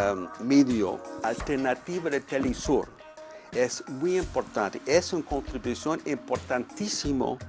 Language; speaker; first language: Spanish; non-native, fluent; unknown